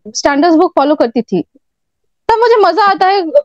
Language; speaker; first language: Hindi; non-native, local second language; Bangla